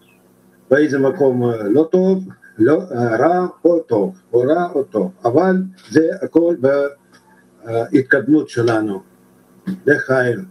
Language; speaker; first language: Hebrew; non-native, learner; Russian